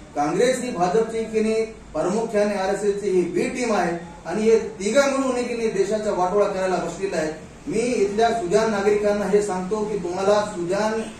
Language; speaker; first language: Marathi; non-native, local second language; Urdu